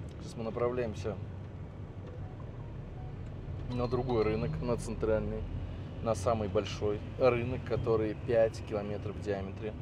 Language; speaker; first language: Russian; native; Russian